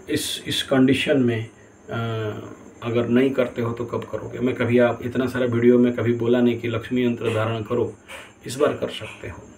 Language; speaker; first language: Hindi; non-native, local second language; Odia